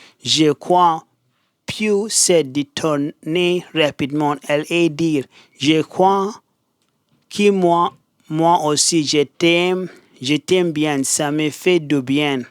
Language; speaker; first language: French; non-native, learner; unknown